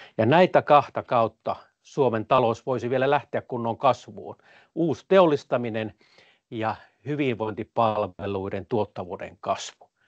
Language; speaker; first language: Finnish; native; Finnish